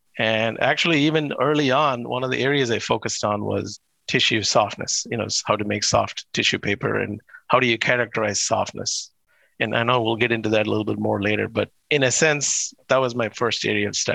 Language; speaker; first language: English; non-native, local second language; Tamil